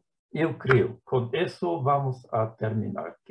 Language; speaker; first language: Spanish; non-native, fluent; German